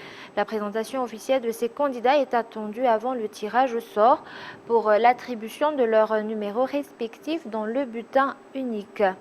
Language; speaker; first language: French; non-native, local second language; Malagasy